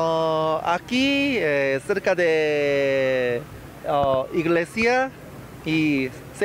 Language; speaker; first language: Spanish; non-native, learner; Korean